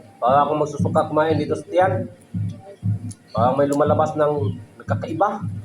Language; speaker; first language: Filipino; non-native, local second language; Cebuano